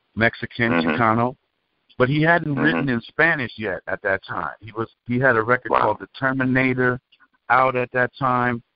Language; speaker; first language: English; native; English